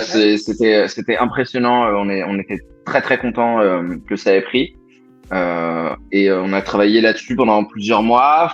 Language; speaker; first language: French; native; French